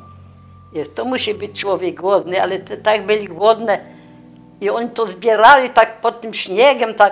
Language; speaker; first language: Polish; non-native, local second language; Kashubian